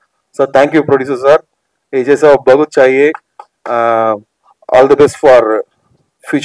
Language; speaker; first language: Hindi; non-native, local second language; Telugu